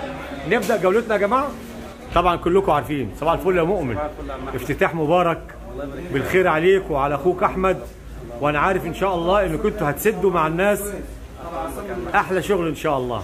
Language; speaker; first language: Arabic; native; Arabic